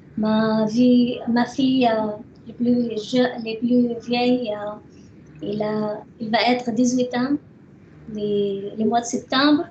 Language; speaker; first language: French; non-native, learner; Arabic